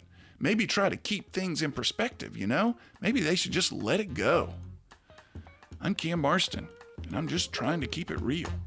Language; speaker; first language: English; native; English